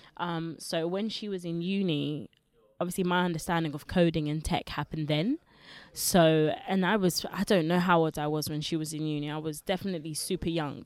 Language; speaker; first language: English; early bilingual, other home language; Lingala